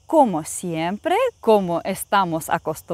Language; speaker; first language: Spanish; non-native, fluent; Ukrainian